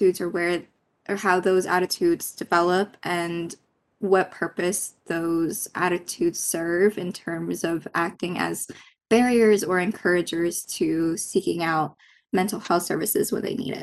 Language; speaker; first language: English; non-native, local second language; Filipino